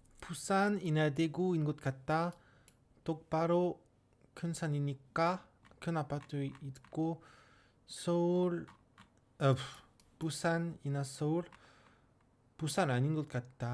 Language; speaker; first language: Korean; non-native, learner; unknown